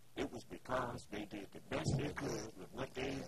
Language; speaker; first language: English; native; English